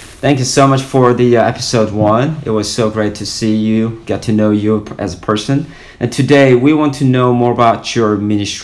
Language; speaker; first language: English; non-native, fluent; Korean